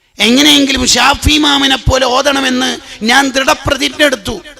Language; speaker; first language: Malayalam; native; Malayalam